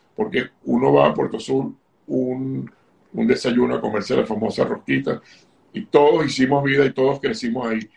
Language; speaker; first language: Spanish; native; Spanish